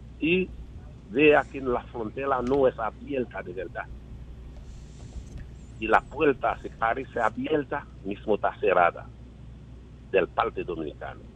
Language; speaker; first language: Spanish; non-native, learner; Haitian Creole